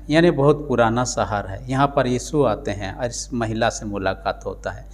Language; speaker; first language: Hindi; non-native, local second language; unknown